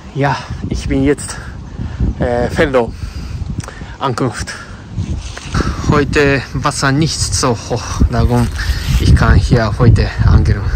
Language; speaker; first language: German; non-native, learner; Japanese